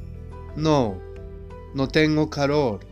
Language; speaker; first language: Spanish; non-native, fluent; Japanese